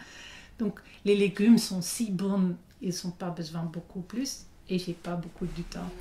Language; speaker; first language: French; non-native, fluent; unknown